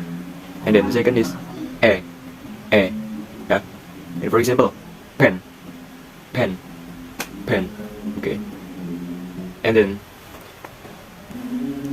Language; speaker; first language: English; non-native, learner; Indonesian